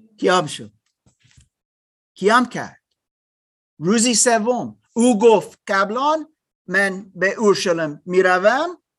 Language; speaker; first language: Persian; non-native, learner; German